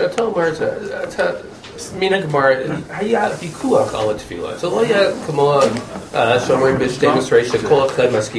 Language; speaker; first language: Hebrew; non-native, fluent; English